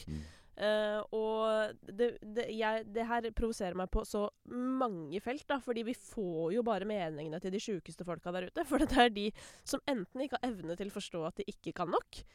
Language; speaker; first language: Norwegian; native; Norwegian